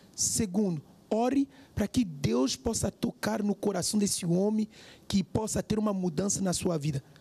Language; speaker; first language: Portuguese; non-native, fluent; French